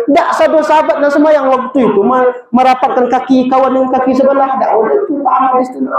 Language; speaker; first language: Malay; non-native, local second language; Minangkabau